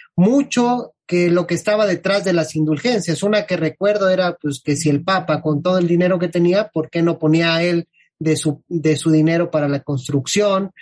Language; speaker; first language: Spanish; native; Spanish